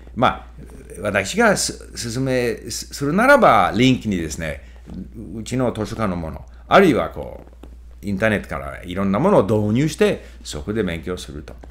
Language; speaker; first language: Japanese; non-native, fluent; English